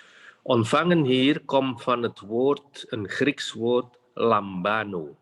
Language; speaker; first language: Dutch; non-native, fluent; Indonesian